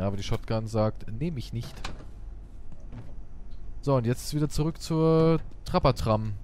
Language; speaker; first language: German; native; German